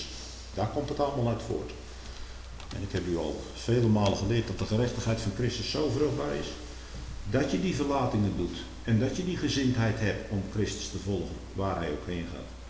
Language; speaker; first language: Dutch; native; Dutch